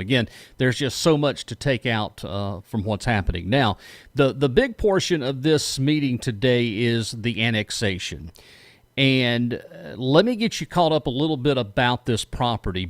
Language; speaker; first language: English; native; English